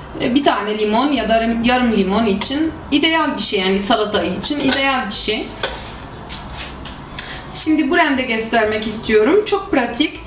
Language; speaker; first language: Turkish; non-native, fluent; Arabic